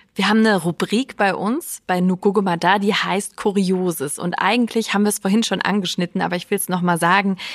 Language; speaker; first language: German; native; German